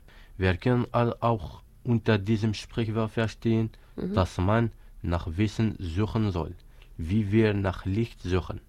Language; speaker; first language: German; non-native, fluent; Kabyle